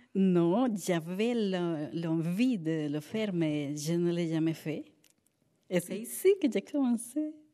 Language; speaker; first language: French; non-native, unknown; Spanish